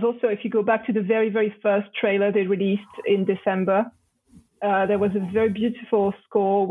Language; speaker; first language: English; non-native, fluent; French